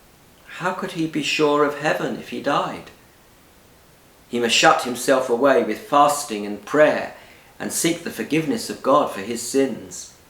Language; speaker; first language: English; native; English